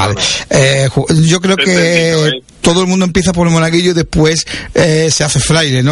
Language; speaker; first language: Spanish; native; Spanish